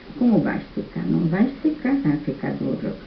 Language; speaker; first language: Portuguese; non-native, learner; German